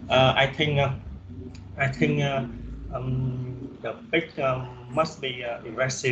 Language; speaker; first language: English; non-native, learner; Vietnamese